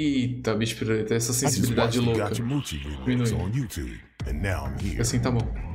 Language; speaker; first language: Portuguese; native; Portuguese